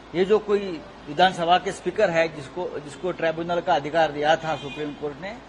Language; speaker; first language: Hindi; non-native, local second language; Marathi